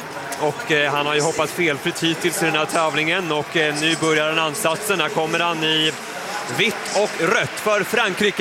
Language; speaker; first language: Swedish; native; Swedish